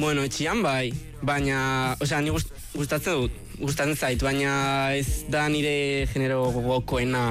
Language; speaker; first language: Basque; non-native, local second language; Spanish